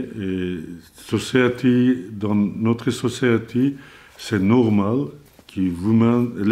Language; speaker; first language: French; non-native, learner; Azerbaijani